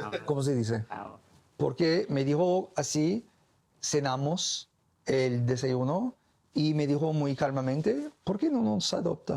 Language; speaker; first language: Spanish; non-native, learner; English